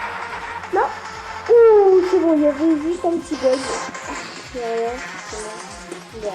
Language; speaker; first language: French; native; French